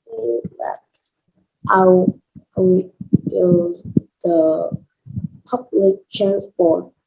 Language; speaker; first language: English; non-native, learner; Vietnamese